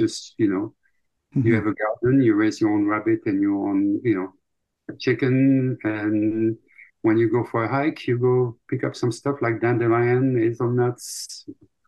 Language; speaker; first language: English; non-native, fluent; French